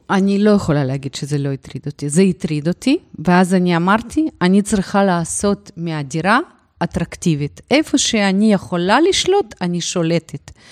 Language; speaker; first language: Hebrew; non-native, fluent; Russian